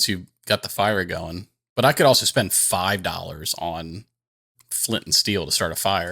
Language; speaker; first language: English; native; English